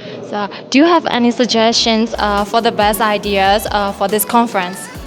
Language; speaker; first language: English; non-native, learner; Burmese